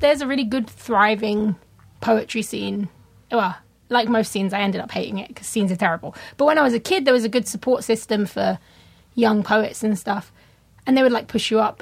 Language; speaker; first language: English; native; English